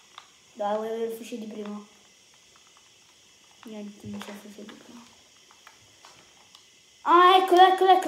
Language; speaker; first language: Italian; native; Italian